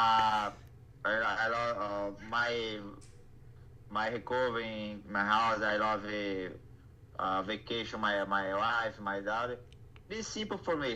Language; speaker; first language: English; non-native, learner; Portuguese